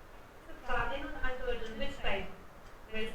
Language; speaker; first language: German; non-native, fluent; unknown